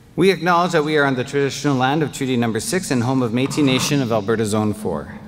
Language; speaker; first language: English; native; English